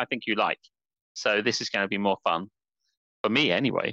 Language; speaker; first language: English; native; English